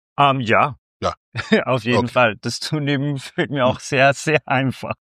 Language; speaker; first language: German; non-native, fluent; Spanish